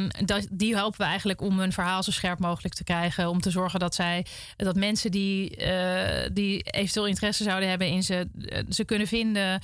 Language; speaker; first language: Dutch; native; Dutch